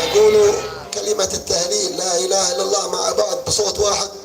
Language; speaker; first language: Arabic; native; Arabic